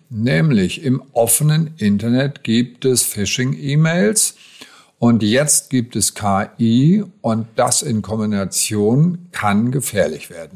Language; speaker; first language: German; native; German